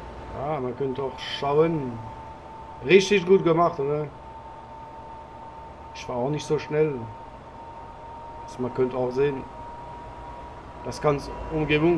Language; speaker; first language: German; non-native, learner; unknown